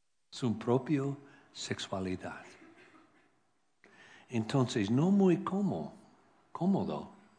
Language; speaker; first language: Spanish; non-native, learner; English